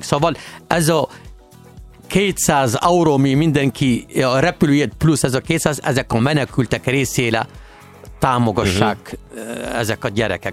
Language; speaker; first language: Hungarian; non-native, learner; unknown